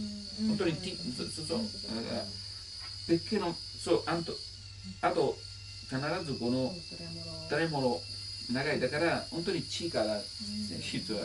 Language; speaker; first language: Japanese; non-native, learner; Italian